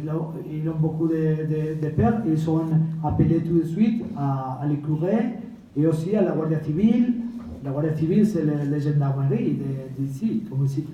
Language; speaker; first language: French; non-native, fluent; Spanish